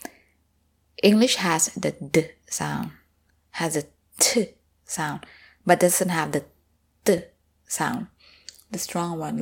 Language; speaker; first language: English; non-native, fluent; Thai